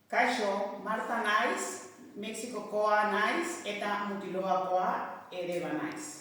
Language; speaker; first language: Basque; non-native, learner; Spanish